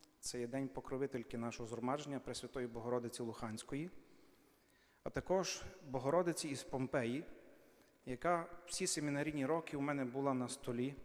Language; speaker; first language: Ukrainian; native; Ukrainian